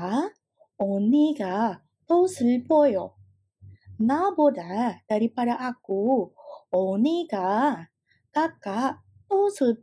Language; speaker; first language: Korean; non-native, fluent; Indonesian